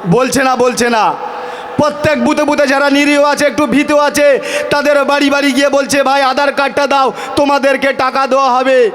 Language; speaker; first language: Bangla; native; Bangla